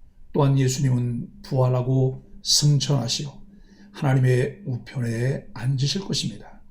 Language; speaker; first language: Korean; native; Korean